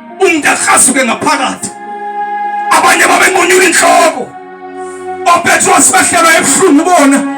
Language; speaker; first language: Zulu; non-native, local second language; Xhosa